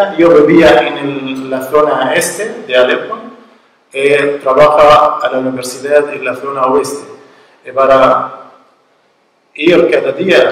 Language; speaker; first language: Spanish; non-native, learner; Arabic